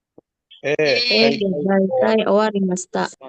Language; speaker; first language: Japanese; non-native, learner; Indonesian